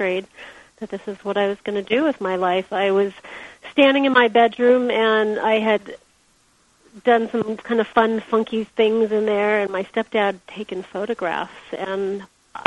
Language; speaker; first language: English; native; English